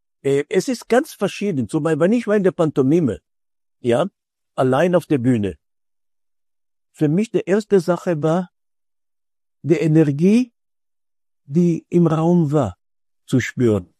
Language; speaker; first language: German; non-native, fluent; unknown